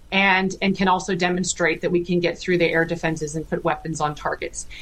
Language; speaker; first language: English; native; English